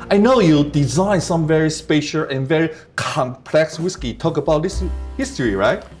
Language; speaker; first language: English; non-native, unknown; Chinese